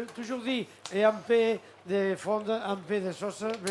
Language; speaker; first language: French; non-native, fluent; Catalan